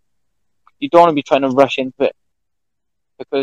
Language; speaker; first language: English; native; English